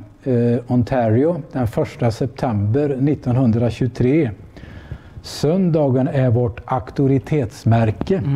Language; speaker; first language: Swedish; native; Swedish